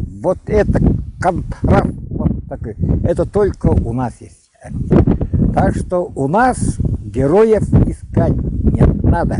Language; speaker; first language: Russian; non-native, local second language; Yakut